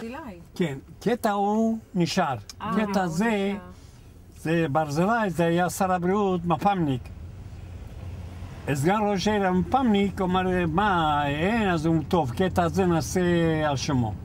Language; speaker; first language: Hebrew; non-native, fluent; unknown